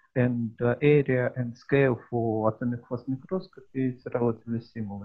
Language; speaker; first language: English; non-native, learner; Russian